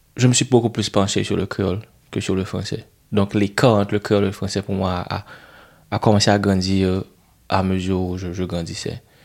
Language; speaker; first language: French; non-native, local second language; Haitian Creole